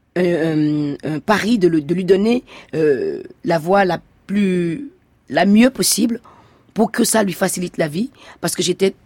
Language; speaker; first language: French; non-native, local second language; Fon